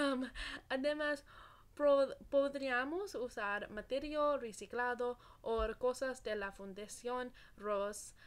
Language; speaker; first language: Spanish; non-native, learner; English